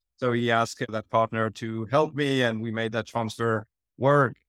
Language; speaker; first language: English; non-native, fluent; French